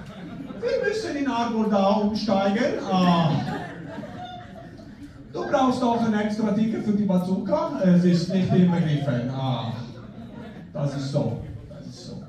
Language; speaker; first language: German; non-native, fluent; Spanish